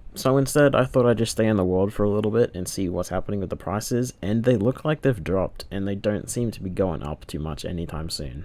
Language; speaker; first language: English; native; English